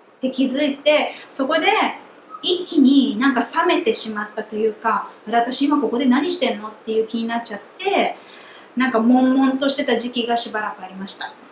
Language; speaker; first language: Japanese; native; Japanese